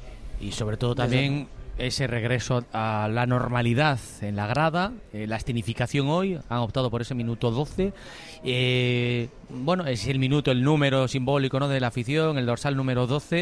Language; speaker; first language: Spanish; native; Spanish